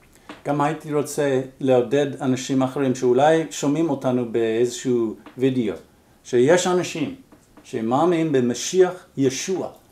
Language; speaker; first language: Hebrew; non-native, fluent; English